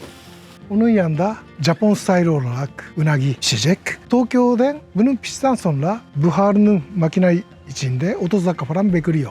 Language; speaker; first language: Turkish; non-native, learner; Japanese